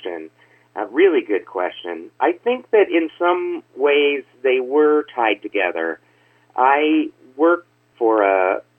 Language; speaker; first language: English; native; English